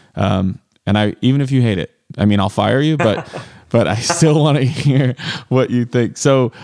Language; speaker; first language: English; native; English